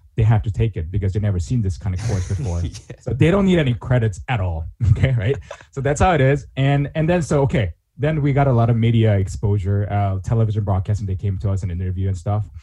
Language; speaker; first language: English; non-native, fluent; Korean